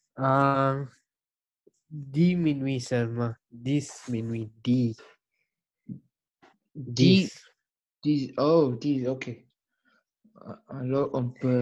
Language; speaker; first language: French; non-native, learner; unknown